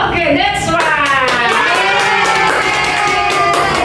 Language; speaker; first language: English; non-native, learner; Indonesian